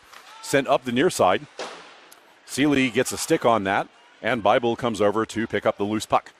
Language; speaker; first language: English; native; English